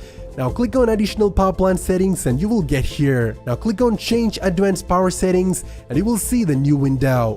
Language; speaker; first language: English; non-native, fluent; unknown